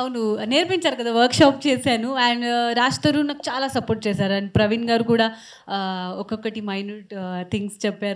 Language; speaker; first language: Telugu; non-native, fluent; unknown